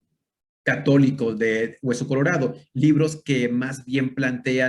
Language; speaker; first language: Spanish; native; Spanish